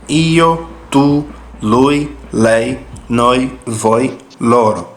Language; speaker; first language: Italian; non-native, fluent; Portuguese